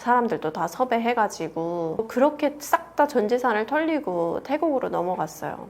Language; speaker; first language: Korean; native; Korean